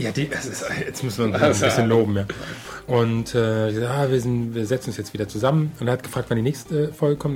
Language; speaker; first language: German; native; German